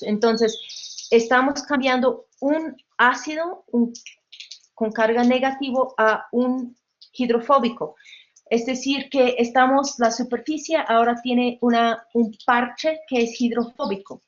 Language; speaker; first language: Spanish; non-native, fluent; English